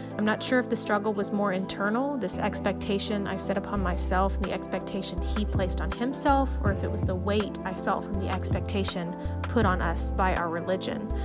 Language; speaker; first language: English; native; English